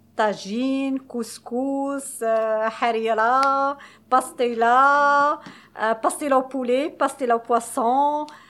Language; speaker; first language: French; non-native, local second language; Arabic